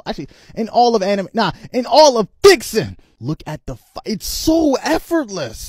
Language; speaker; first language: English; native; English